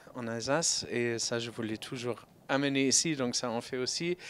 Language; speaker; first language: French; non-native, fluent; German